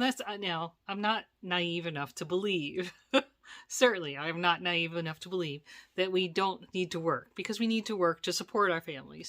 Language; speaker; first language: English; native; English